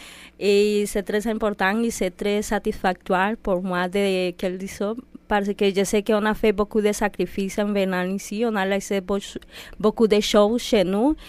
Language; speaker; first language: French; non-native, fluent; Spanish